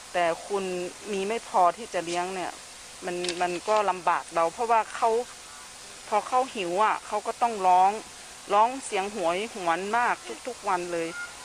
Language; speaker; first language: Thai; native; Thai